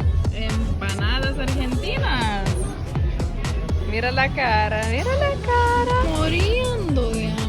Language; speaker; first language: Spanish; non-native, learner; Lithuanian